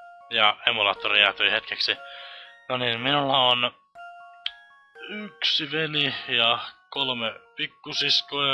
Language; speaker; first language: Finnish; native; Finnish